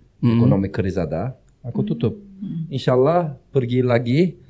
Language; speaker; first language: Indonesian; non-native, learner; Turkish